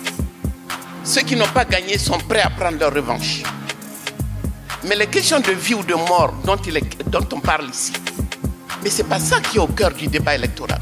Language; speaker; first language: French; non-native, local second language; Bambara